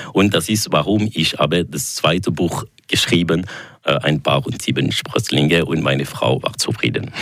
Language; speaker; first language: German; non-native, local second language; French